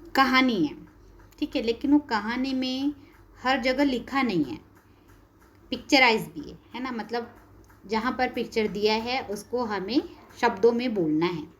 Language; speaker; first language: Hindi; non-native, local second language; Marathi